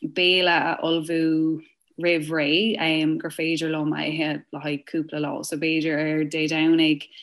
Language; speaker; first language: Irish; non-native, local second language; English